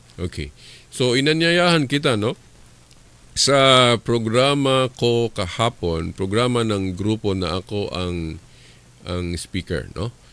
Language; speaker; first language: Filipino; non-native, local second language; Cebuano